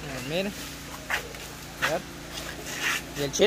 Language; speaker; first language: Spanish; native; Spanish